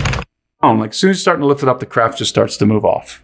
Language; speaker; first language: English; native; English